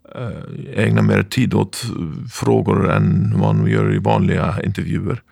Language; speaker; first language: Swedish; non-native, fluent; Icelandic